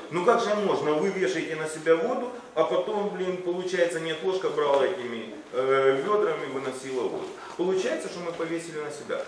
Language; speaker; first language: Russian; non-native, local second language; Ukrainian